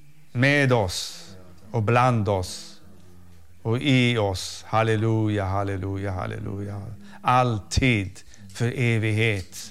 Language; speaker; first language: Swedish; non-native, fluent; Arabic